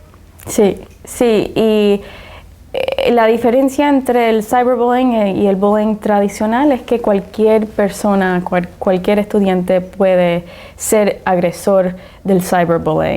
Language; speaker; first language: Spanish; early bilingual, heritage; Spanish